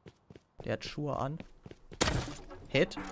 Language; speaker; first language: German; native; German